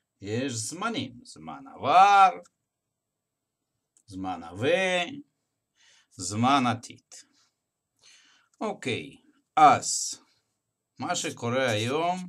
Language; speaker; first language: Hebrew; non-native, fluent; Russian